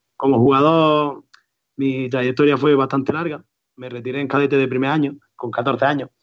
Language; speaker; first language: Spanish; native; Spanish